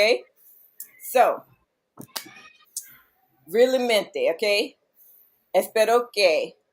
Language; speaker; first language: Spanish; non-native, learner; English